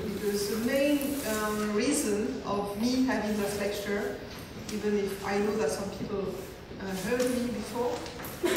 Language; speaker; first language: English; non-native, fluent; French